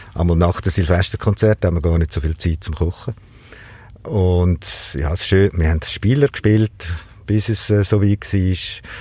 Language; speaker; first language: German; native; German